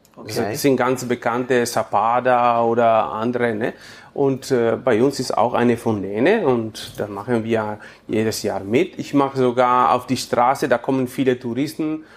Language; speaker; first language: German; non-native, fluent; Italian